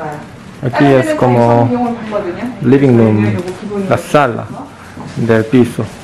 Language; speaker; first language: Spanish; non-native, fluent; Korean